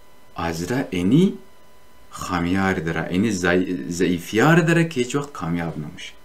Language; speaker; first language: Persian; native; Persian